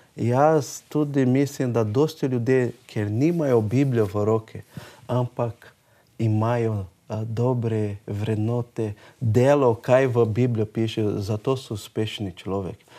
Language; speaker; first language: Slovenian; non-native, learner; Portuguese